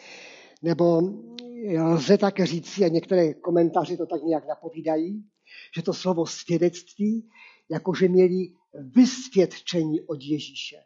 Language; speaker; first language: Czech; non-native, local second language; Polish